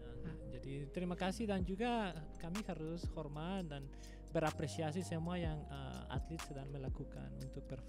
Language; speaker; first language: Indonesian; non-native, fluent; Spanish